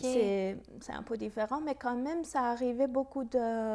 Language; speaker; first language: French; non-native, fluent; Persian